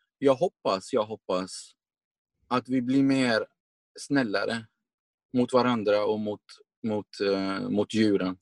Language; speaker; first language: Swedish; non-native, fluent; Arabic